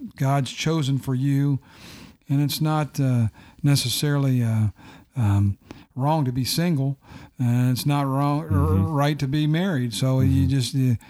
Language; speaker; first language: English; native; English